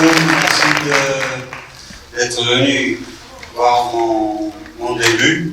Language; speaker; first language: French; non-native, fluent; English